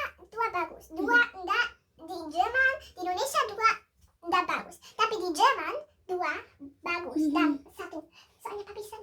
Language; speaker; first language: Indonesian; early bilingual, heritage; Indonesian